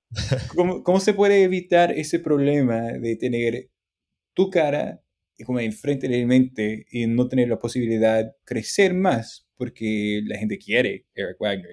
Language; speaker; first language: Spanish; non-native, fluent; English